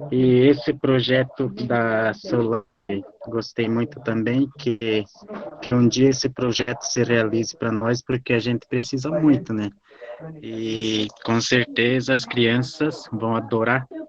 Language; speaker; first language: Portuguese; non-native, local second language; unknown